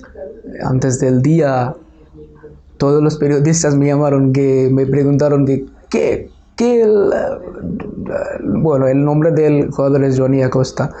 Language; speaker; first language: Spanish; non-native, fluent; Bangla